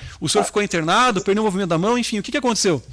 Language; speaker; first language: Portuguese; native; Portuguese